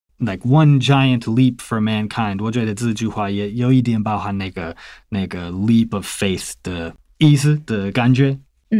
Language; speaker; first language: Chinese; non-native, fluent; English